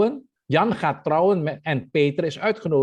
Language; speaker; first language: Dutch; non-native, fluent; Indonesian